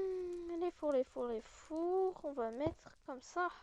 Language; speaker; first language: French; native; French